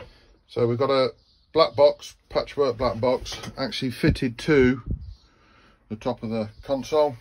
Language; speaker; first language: English; native; English